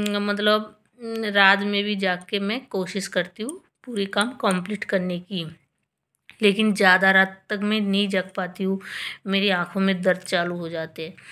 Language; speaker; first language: Hindi; non-native, local second language; Bangla